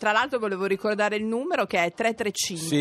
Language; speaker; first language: Italian; native; Italian